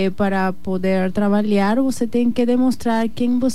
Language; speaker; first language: Portuguese; non-native, learner; Spanish